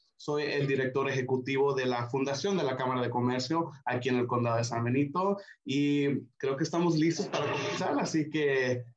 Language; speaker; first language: Spanish; early bilingual, heritage; Spanish